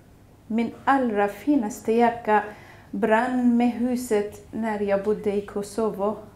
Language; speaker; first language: Swedish; non-native, fluent; Kurdish